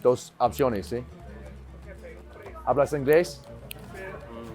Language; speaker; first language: Spanish; non-native, learner; English